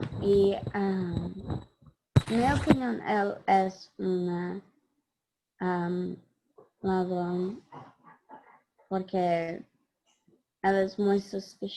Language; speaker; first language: Spanish; non-native, learner; English